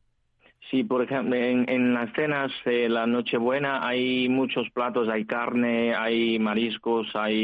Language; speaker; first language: Spanish; non-native, fluent; Chinese